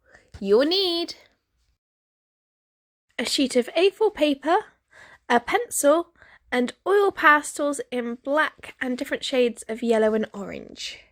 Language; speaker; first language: English; native; English